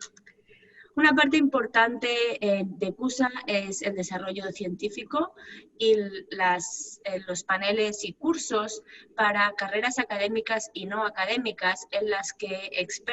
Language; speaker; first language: Spanish; native; Spanish